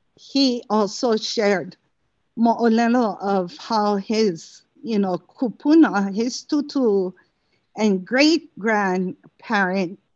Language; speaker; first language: English; native; English